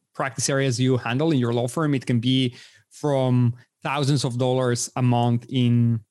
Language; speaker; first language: English; non-native, fluent; Spanish